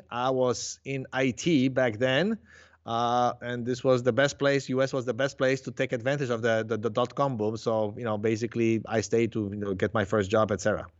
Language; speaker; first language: English; non-native, fluent; Polish